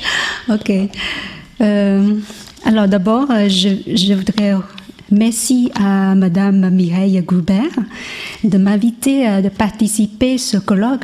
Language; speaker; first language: French; non-native, learner; Chinese